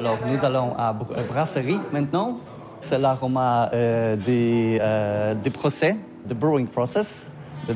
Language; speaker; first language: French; non-native, learner; Polish